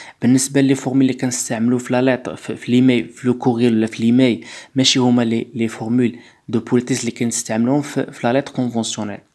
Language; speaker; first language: French; non-native, local second language; Arabic